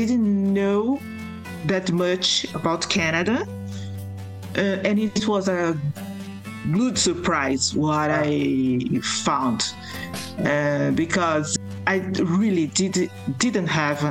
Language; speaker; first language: English; non-native, fluent; Portuguese